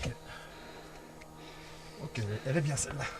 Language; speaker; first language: French; native; French